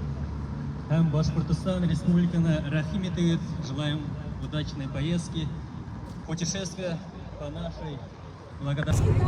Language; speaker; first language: Russian; native; Russian